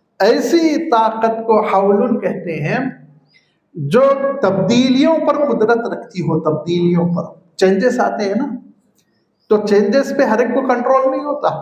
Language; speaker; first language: Urdu; native; Urdu